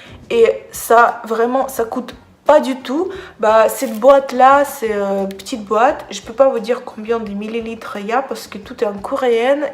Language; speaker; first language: French; non-native, fluent; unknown